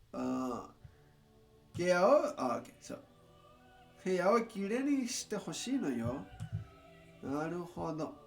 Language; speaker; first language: Japanese; non-native, learner; Spanish